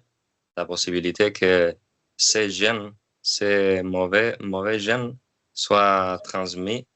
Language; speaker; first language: French; non-native, learner; Spanish